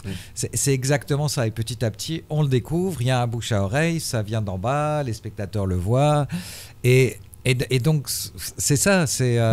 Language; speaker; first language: French; native; French